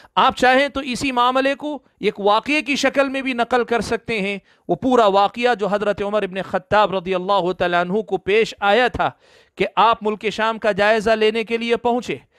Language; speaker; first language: Urdu; native; Urdu